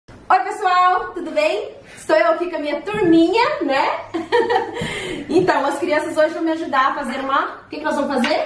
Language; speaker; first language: Portuguese; native; Portuguese